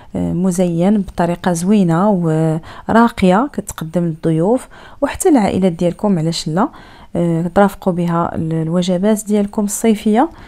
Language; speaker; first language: Arabic; native; Arabic